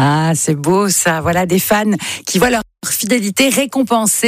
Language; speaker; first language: French; native; French